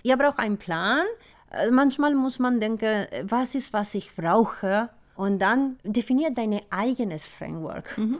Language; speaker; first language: German; non-native, fluent; Spanish